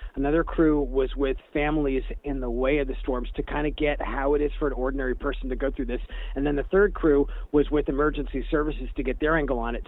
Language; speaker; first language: English; native; English